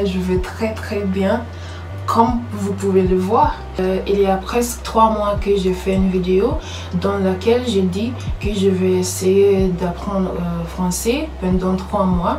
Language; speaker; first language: French; non-native, learner; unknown